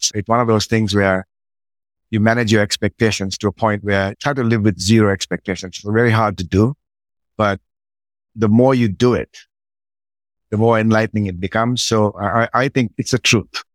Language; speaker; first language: English; non-native, local second language; Sinhala